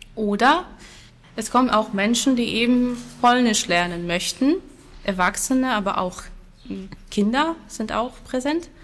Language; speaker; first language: German; non-native, fluent; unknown